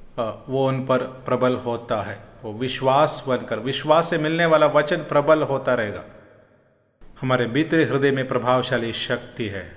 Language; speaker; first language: Hindi; non-native, local second language; Malayalam